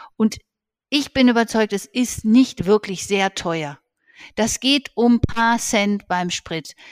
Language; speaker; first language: German; native; German